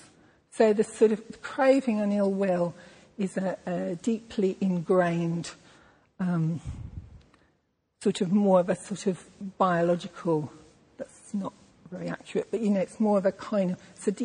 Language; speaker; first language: English; native; English